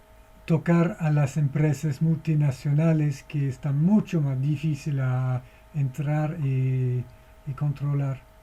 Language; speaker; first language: Spanish; non-native, fluent; English